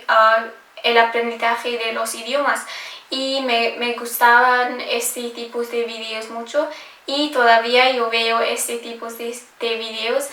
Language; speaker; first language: Spanish; non-native, learner; English